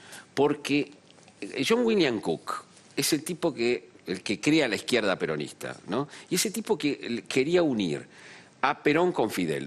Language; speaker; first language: Spanish; native; Spanish